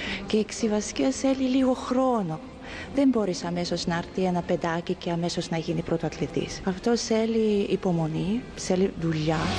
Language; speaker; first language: Greek; non-native, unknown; Ukrainian